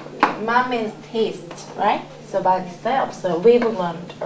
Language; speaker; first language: English; non-native, learner; Korean